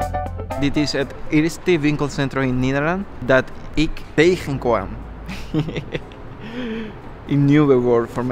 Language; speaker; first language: Dutch; non-native, learner; Spanish